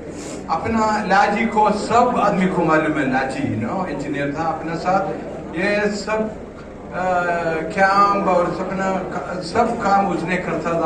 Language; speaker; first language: Hindi; non-native, local second language; Malayalam